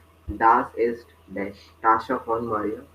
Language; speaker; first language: German; non-native, learner; Hindi